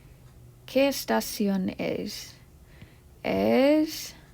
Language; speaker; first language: Spanish; non-native, fluent; English